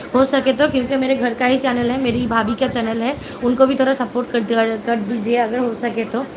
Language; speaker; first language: Hindi; non-native, local second language; Bangla